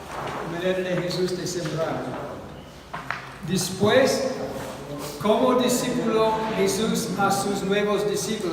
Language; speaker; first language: Spanish; non-native, fluent; English